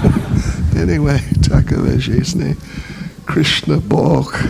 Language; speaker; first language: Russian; non-native, fluent; English